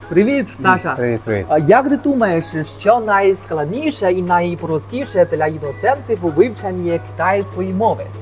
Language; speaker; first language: Ukrainian; non-native, fluent; Chinese